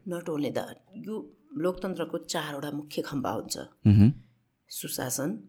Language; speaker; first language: Nepali; native; Nepali